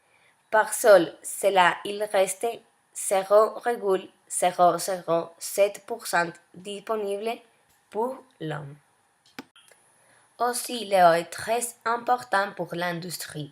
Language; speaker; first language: French; non-native, learner; Spanish